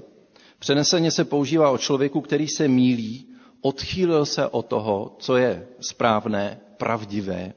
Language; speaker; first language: Czech; native; Czech